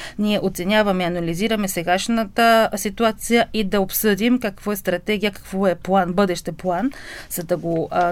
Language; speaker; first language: Bulgarian; non-native, fluent; Korean